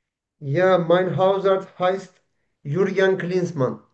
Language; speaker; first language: German; non-native, learner; Turkish